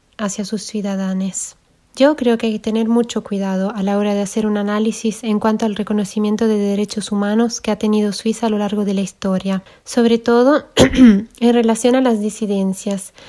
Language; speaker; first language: Spanish; non-native, fluent; German